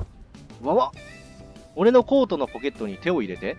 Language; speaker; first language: Japanese; native; Japanese